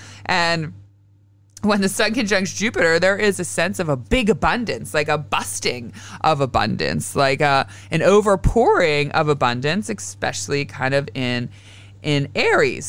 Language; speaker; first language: English; native; English